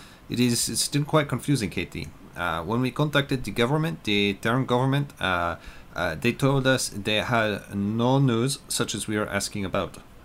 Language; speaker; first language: English; native; English